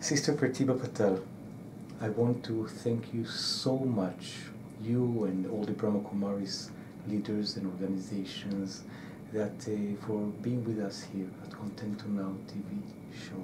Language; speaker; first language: English; non-native, fluent; Hebrew